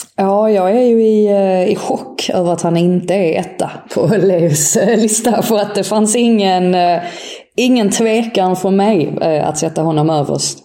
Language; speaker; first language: Swedish; native; Swedish